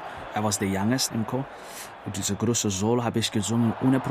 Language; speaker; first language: German; non-native, learner; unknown